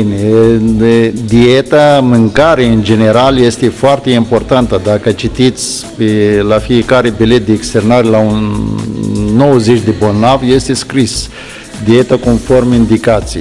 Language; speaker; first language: Romanian; non-native, fluent; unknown